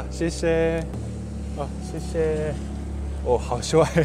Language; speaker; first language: Chinese; non-native, learner; Japanese